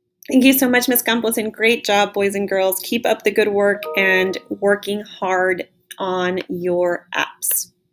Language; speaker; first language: English; native; English